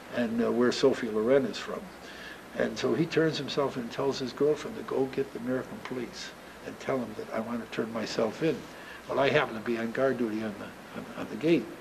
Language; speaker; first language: English; native; English